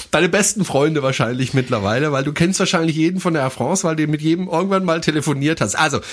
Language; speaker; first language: German; non-native, fluent; French